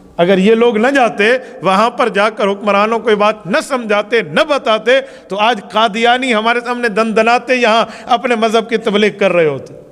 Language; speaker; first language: Urdu; non-native, local second language; Saraiki